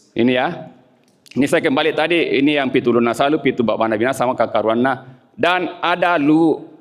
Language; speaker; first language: Indonesian; non-native, local second language; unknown